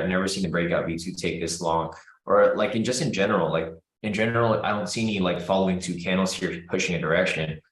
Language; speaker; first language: English; native; English